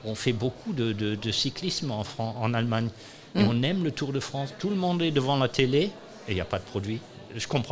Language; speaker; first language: French; non-native, learner; German